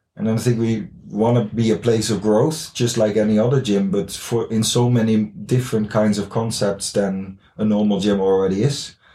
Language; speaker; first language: English; non-native, fluent; Dutch